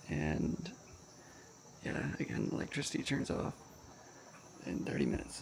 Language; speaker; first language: English; native; English